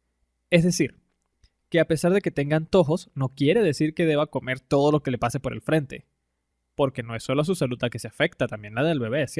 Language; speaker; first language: Spanish; native; Spanish